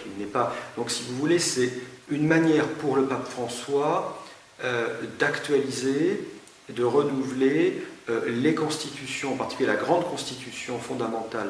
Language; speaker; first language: French; native; French